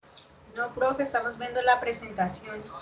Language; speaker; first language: Spanish; native; Spanish